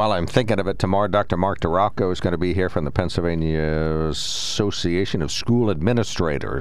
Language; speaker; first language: English; native; English